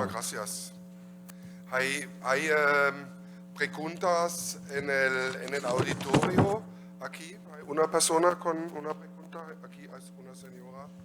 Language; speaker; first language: Spanish; non-native, learner; German